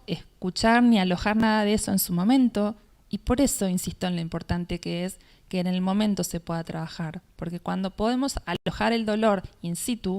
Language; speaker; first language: Spanish; native; Spanish